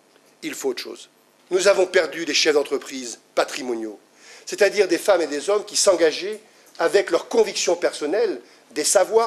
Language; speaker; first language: French; native; French